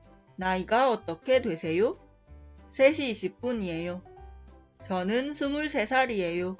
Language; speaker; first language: Korean; non-native, fluent; Spanish